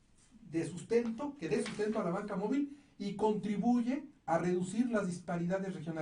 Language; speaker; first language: Spanish; native; Spanish